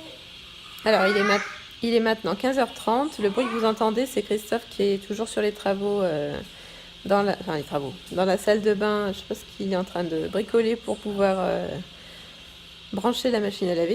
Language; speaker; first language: French; native; French